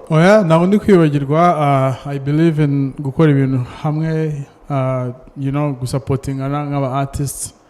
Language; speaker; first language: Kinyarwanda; native; Kinyarwanda